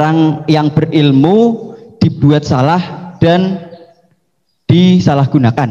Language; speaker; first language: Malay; non-native, local second language; Javanese